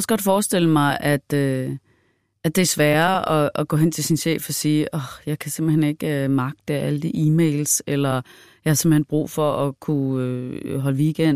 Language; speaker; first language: Danish; native; Danish